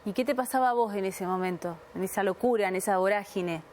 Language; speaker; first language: Spanish; native; Spanish